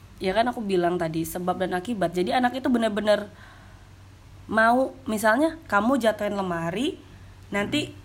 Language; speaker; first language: Indonesian; native; Indonesian